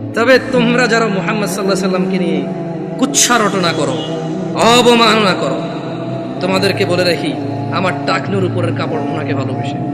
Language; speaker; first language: Bangla; early bilingual, heritage; Bangla